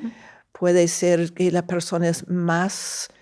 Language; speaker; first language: Spanish; non-native, fluent; English